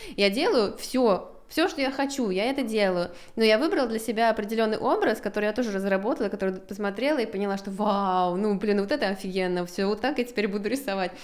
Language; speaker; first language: Russian; native; Russian